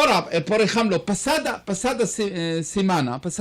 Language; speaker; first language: Spanish; non-native, learner; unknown